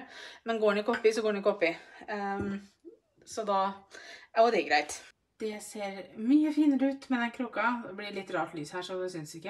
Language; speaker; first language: Norwegian; native; Norwegian